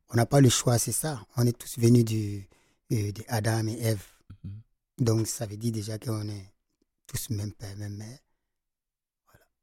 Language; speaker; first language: French; non-native, local second language; Fula